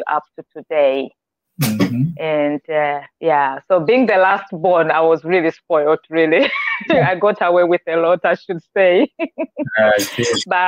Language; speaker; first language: English; non-native, local second language; Nyanja